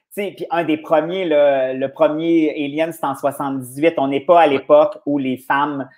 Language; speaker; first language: French; native; French